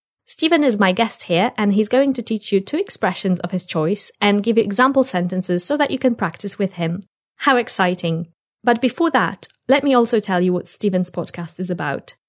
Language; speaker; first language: English; non-native, fluent; Polish